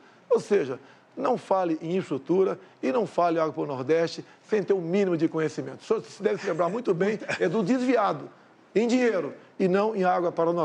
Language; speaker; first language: Portuguese; native; Portuguese